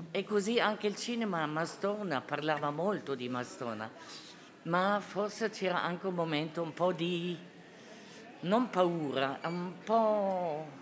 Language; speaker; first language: Italian; non-native, fluent; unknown